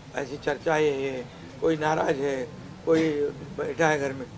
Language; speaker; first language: Hindi; non-native, local second language; Marathi